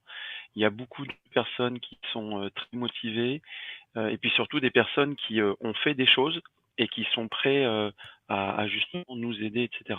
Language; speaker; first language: French; native; French